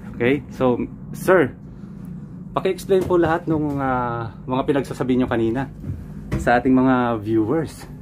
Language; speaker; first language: Filipino; native; Filipino